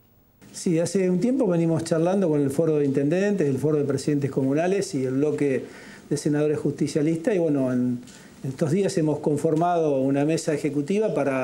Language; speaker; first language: Spanish; native; Spanish